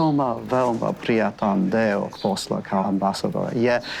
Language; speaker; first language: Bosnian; non-native, fluent; English